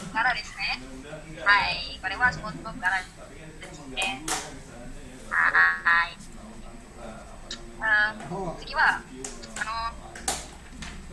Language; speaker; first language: Japanese; non-native, learner; Indonesian